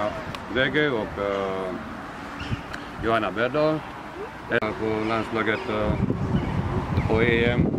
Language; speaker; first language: Swedish; non-native, learner; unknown